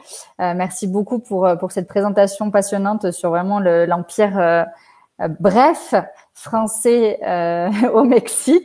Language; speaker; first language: French; native; French